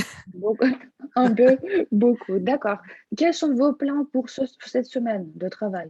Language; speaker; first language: French; non-native, fluent; Russian